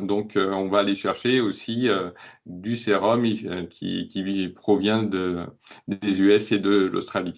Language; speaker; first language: French; native; French